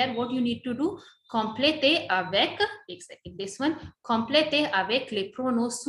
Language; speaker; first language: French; non-native, learner; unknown